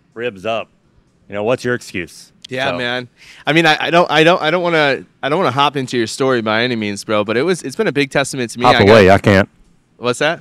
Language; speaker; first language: English; native; English